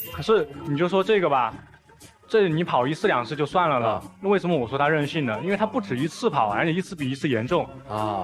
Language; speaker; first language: Chinese; native; Chinese